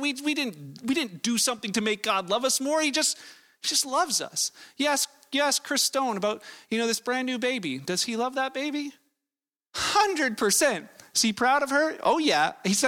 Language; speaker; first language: English; native; English